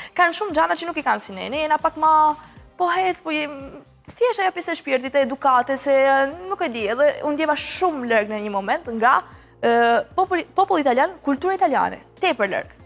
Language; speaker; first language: Albanian; early bilingual, heritage; Albanian